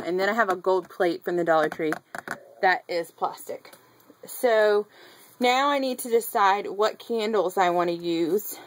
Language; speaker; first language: English; native; English